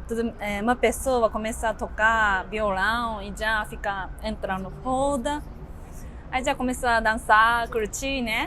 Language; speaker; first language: Portuguese; non-native, learner; Japanese